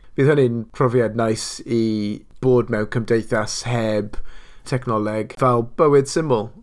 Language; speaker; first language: Welsh; non-native, local second language; English